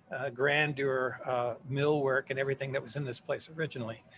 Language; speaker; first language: English; native; English